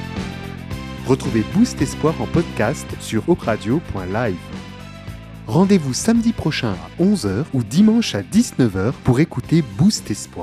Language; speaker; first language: French; native; French